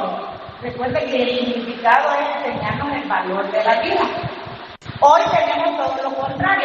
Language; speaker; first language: Spanish; native; Spanish